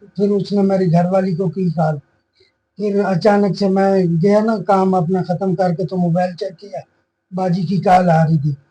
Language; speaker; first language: Urdu; non-native, local second language; Punjabi